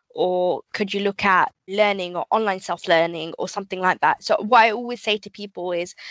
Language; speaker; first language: English; native; English